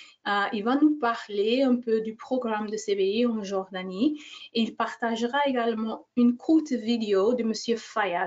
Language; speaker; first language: French; non-native, fluent; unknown